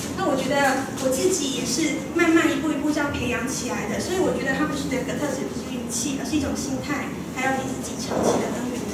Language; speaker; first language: Chinese; native; Chinese